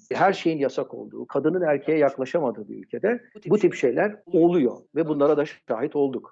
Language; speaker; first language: Turkish; early bilingual, heritage; Turkish